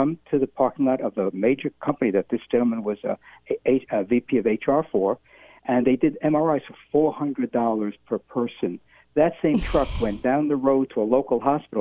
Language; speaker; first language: English; native; English